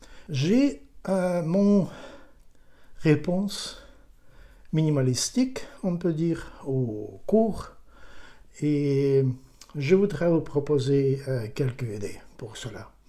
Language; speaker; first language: French; non-native, learner; Ukrainian